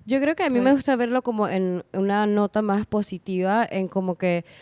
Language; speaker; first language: Spanish; early bilingual, heritage; Spanish